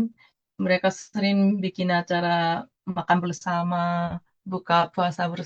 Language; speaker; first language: Indonesian; non-native, fluent; Japanese